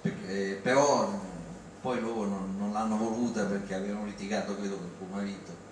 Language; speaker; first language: Italian; native; Italian